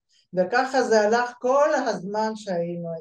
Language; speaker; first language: Hebrew; early bilingual, other home language; Bulgarian